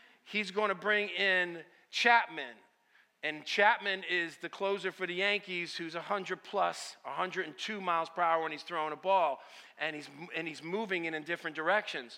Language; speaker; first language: English; early bilingual, other home language; Italian